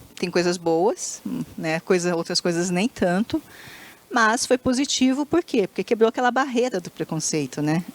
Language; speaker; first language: Portuguese; native; Portuguese